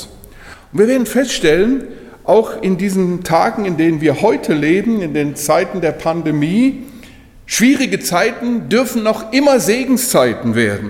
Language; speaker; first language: German; native; German